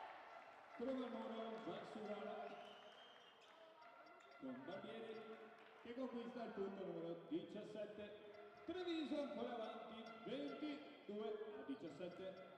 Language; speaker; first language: Italian; native; Italian